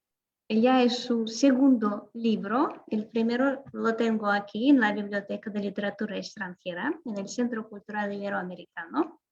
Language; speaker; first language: Spanish; non-native, fluent; Russian